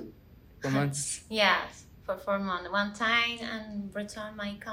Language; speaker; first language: English; non-native, learner; Spanish